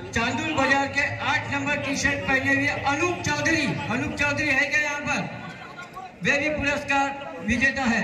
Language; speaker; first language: Hindi; non-native, local second language; Marathi